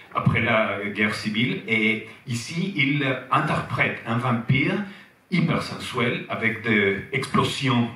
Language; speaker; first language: French; non-native, fluent; Spanish